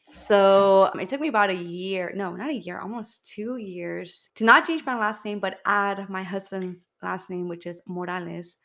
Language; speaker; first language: English; early bilingual, other home language; Spanish